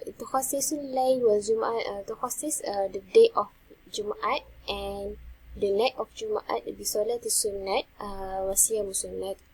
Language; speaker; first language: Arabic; non-native, learner; Malay